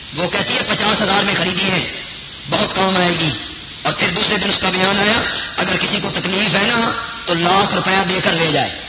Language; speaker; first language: Urdu; non-native, local second language; Punjabi